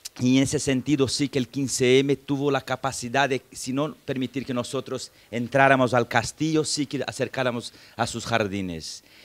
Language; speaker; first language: Spanish; non-native, fluent; Portuguese